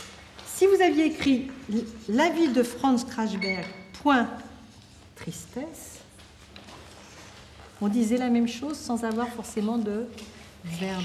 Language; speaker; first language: French; native; French